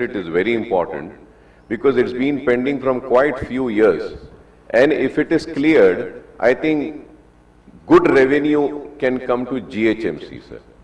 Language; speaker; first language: English; non-native, local second language; Urdu